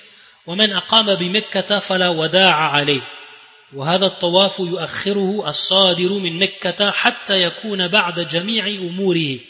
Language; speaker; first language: Arabic; non-native, fluent; French